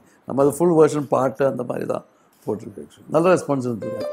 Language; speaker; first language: Tamil; non-native, learner; Malayalam